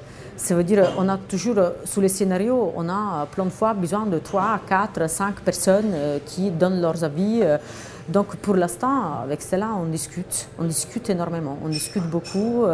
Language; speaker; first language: French; non-native, fluent; Italian